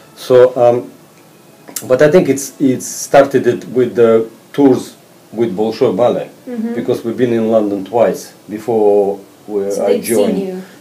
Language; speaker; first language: English; non-native, fluent; Russian